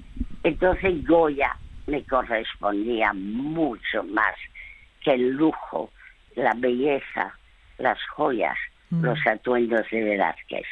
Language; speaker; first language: Spanish; early bilingual, other home language; French